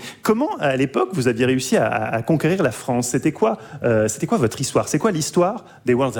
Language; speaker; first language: French; native; French